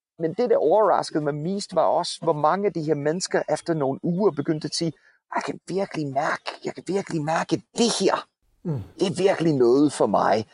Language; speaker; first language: Danish; non-native, fluent; English